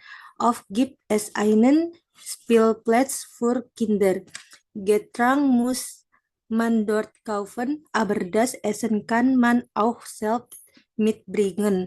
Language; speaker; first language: German; non-native, learner; Indonesian